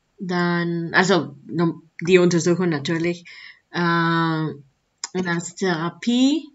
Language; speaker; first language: German; non-native, learner; Spanish